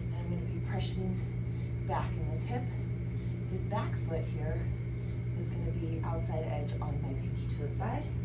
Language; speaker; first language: English; native; English